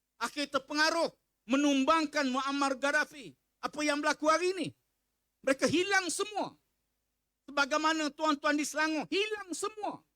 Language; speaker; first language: Malay; native; Malay